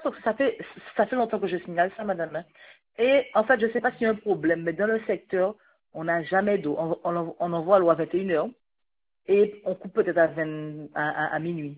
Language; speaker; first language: French; native; French